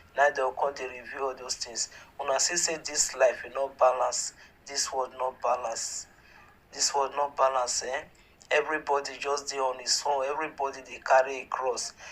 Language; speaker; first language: Nigerian Pidgin; native; Nigerian Pidgin